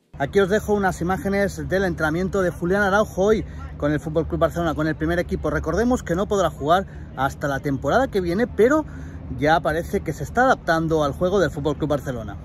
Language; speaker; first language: Spanish; native; Spanish